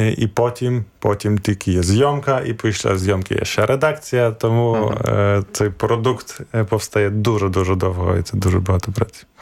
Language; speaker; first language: Ukrainian; native; Ukrainian